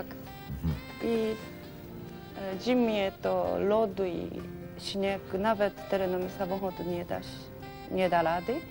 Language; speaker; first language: Polish; non-native, learner; Japanese